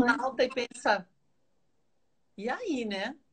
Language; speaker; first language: Portuguese; native; Portuguese